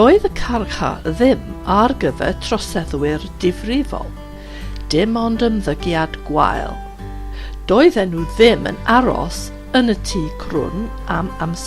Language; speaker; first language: Welsh; non-native, fluent; English